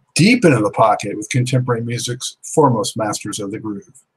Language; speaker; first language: English; native; English